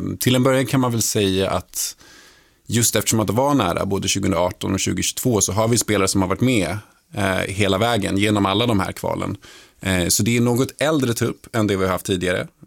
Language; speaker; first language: Swedish; early bilingual, other home language; Lingala